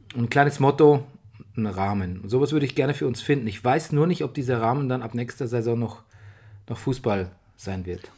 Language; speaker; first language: German; native; German